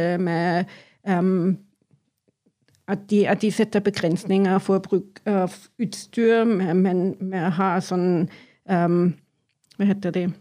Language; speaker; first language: Norwegian; non-native, fluent; German